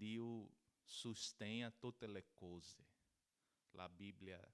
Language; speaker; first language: Italian; non-native, learner; Portuguese